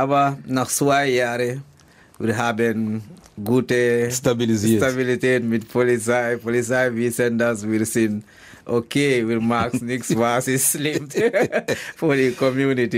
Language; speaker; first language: German; non-native, learner; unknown